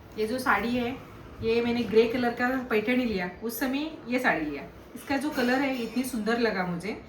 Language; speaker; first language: Hindi; non-native, local second language; Kannada